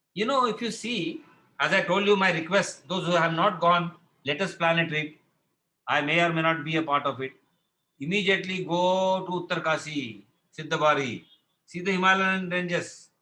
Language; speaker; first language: English; non-native, local second language; Marathi